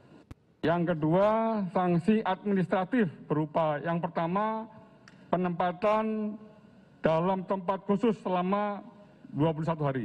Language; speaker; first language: Indonesian; native; Indonesian